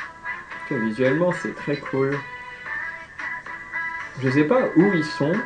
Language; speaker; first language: French; native; French